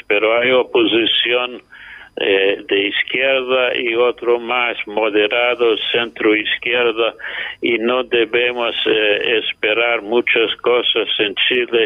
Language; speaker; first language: Spanish; non-native, fluent; English